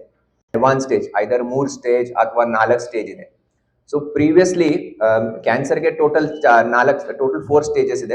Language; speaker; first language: Kannada; non-native, learner; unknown